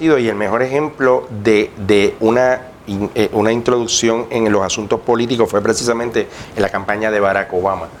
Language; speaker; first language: Spanish; native; Spanish